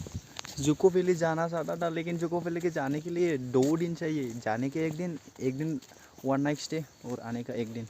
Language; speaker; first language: Hindi; non-native, local second language; Assamese